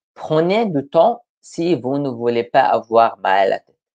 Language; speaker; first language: French; non-native, fluent; Arabic